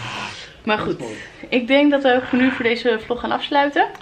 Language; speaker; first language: Dutch; native; Dutch